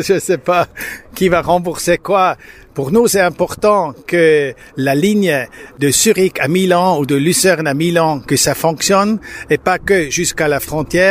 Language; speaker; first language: French; non-native, local second language; German